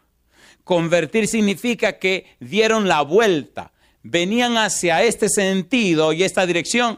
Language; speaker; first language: Spanish; native; Spanish